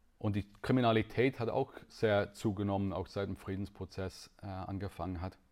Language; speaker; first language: German; non-native, fluent; English